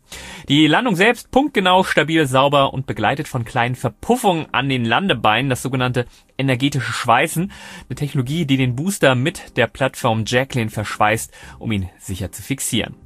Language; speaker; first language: German; native; German